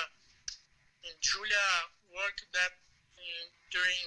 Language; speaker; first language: English; non-native, learner; Portuguese